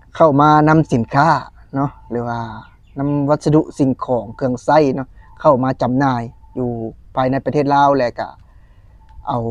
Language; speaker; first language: Lao; native; Lao